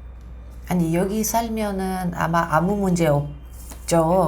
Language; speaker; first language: Korean; non-native, fluent; Russian